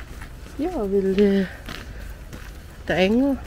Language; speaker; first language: German; non-native, learner; Filipino